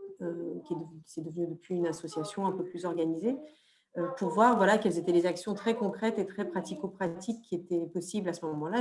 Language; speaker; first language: French; native; French